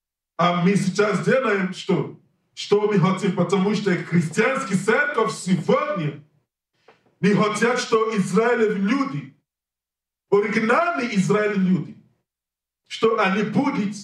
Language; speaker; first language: Russian; non-native, learner; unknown